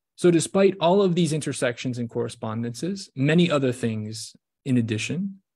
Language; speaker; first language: English; native; English